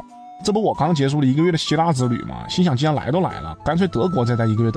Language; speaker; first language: Chinese; native; Chinese